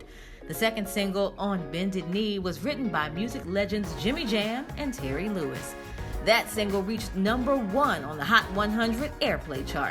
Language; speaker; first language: English; native; English